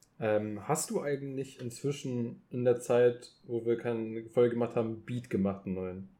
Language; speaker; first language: German; early bilingual, other home language; Polish